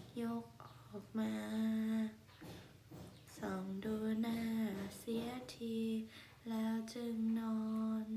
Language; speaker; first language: Thai; native; Thai